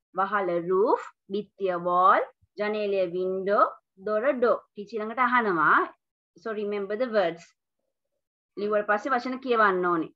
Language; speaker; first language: English; non-native, local second language; Sinhala